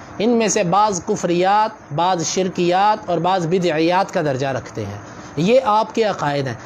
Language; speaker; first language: Urdu; non-native, local second language; Punjabi